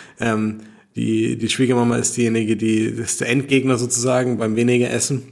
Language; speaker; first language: German; native; German